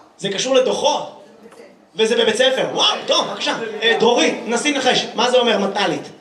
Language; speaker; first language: Hebrew; native; Hebrew